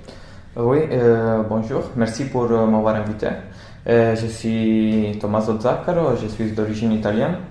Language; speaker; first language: French; non-native, fluent; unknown